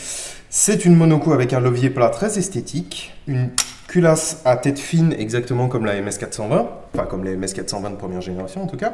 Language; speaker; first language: French; native; French